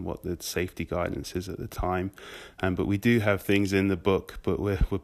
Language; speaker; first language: English; native; English